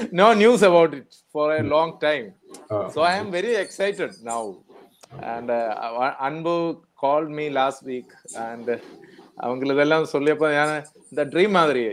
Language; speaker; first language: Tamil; non-native, learner; Malayalam